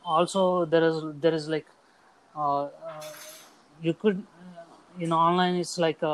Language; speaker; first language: English; non-native, local second language; Telugu